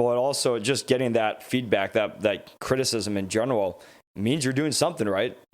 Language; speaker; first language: English; native; English